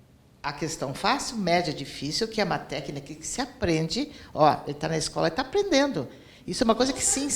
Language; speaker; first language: Portuguese; native; Portuguese